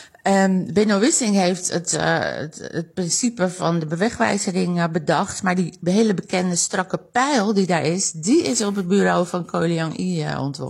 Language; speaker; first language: Dutch; native; Dutch